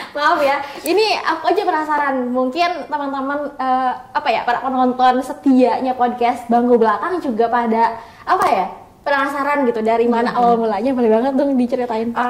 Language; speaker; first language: Indonesian; native; Indonesian